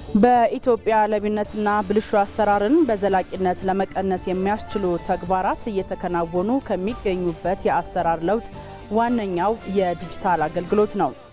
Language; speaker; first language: Amharic; native; Amharic